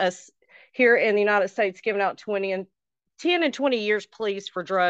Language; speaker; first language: English; native; English